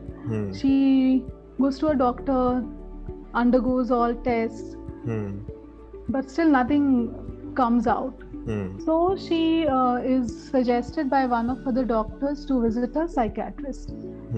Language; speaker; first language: English; non-native, local second language; Marathi